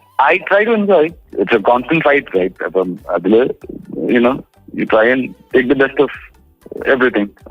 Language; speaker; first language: English; non-native, local second language; Malayalam